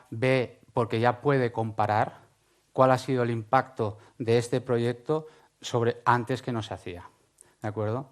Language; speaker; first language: Spanish; non-native, local second language; Catalan